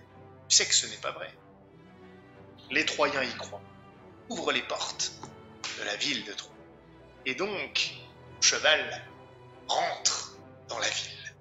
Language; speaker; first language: French; native; French